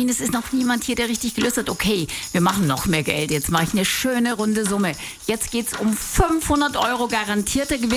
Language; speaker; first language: German; native; German